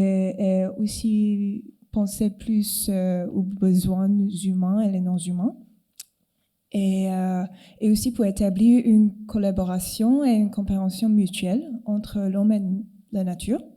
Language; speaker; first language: French; non-native, fluent; Cantonese